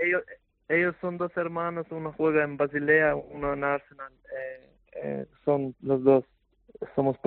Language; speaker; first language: Spanish; non-native, fluent; Albanian